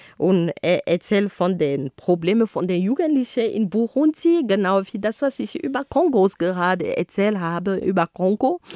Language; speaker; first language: German; non-native, fluent; Ghomala